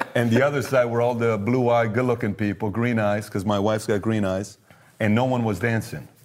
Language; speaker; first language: English; early bilingual, other home language; Persian